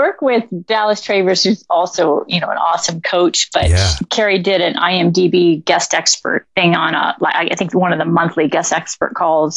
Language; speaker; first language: English; native; English